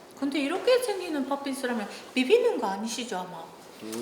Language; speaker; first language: Korean; non-native, learner; Japanese